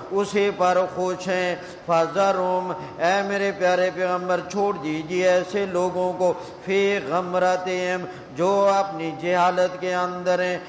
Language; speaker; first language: Urdu; non-native, local second language; Punjabi